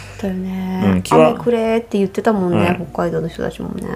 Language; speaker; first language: Japanese; native; Japanese